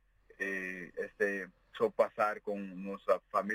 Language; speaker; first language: Portuguese; non-native, learner; Mandingo